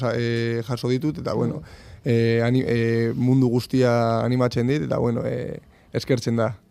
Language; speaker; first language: Basque; non-native, local second language; Spanish